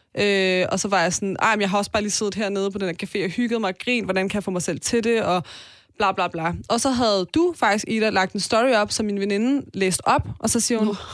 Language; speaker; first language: Danish; early bilingual, other home language; Persian